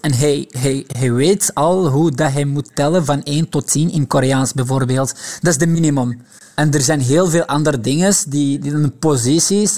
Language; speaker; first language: Dutch; non-native, local second language; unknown